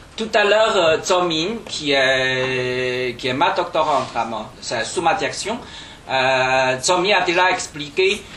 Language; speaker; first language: French; non-native, fluent; Chinese